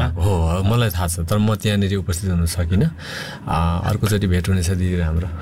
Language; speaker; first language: Nepali; native; Nepali